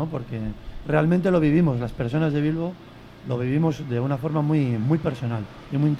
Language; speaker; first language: Spanish; native; Spanish